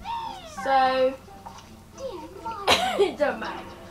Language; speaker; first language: English; native; English